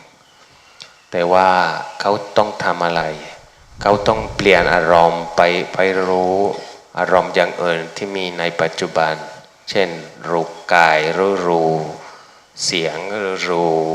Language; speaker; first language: Thai; non-native, fluent; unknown